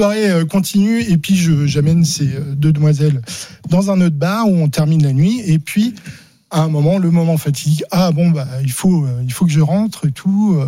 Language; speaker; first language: French; native; French